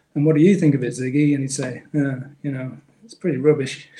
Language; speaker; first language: English; native; English